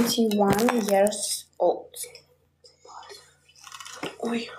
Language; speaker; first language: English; non-native, learner; Russian